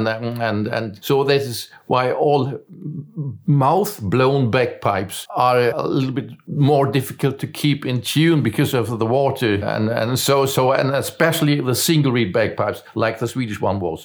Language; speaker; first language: English; non-native, fluent; German